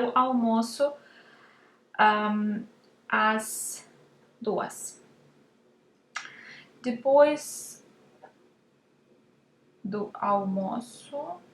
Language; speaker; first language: Portuguese; non-native, learner; Russian